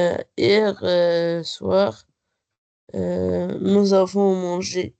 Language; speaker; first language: French; non-native, learner; Arabic